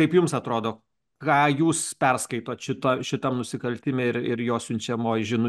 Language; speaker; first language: Lithuanian; native; Lithuanian